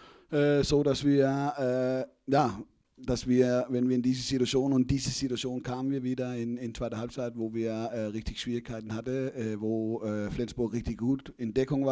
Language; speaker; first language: German; non-native, fluent; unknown